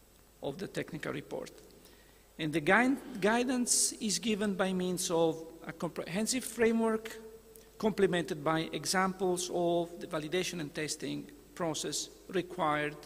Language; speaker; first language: English; non-native, fluent; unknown